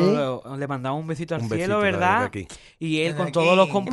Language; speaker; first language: Spanish; native; Spanish